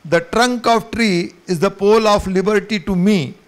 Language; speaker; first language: English; non-native, local second language; Marathi